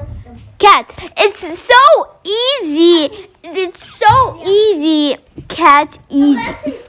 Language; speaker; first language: English; non-native, learner; Arabic